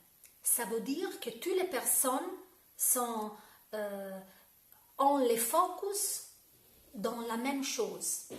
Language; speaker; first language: French; non-native, learner; Italian